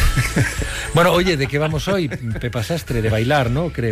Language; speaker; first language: Spanish; native; Spanish